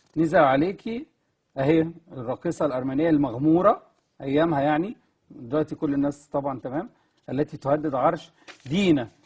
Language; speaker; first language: Egyptian Arabic; native; Egyptian Arabic